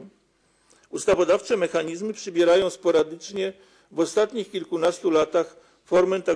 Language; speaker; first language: Polish; native; Polish